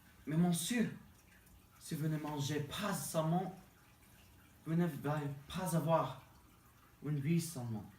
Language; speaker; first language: French; non-native, learner; English